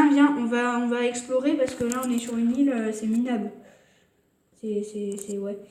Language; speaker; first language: French; native; French